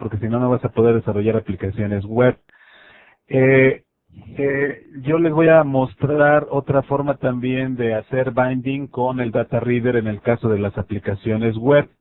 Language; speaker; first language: Spanish; native; Spanish